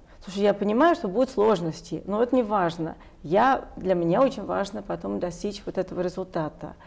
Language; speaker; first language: Russian; non-native, fluent; English